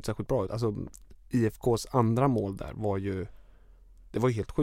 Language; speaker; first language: Swedish; native; Swedish